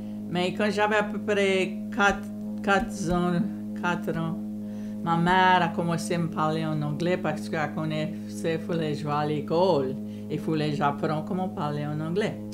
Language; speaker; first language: French; early bilingual, heritage; French